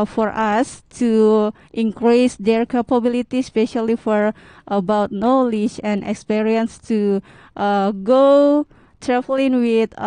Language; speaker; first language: English; non-native, learner; Indonesian